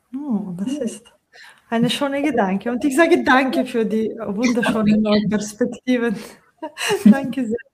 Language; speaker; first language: German; non-native, fluent; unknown